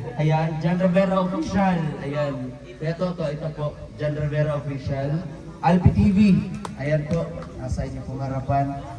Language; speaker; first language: Filipino; non-native, local second language; Bikol